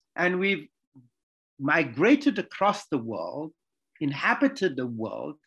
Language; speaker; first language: English; native; English